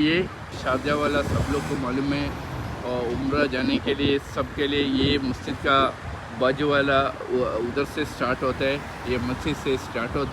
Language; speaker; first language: Hindi; non-native, local second language; Malayalam